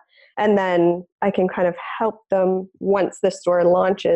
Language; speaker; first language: English; native; English